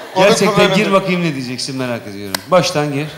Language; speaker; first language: Turkish; native; Turkish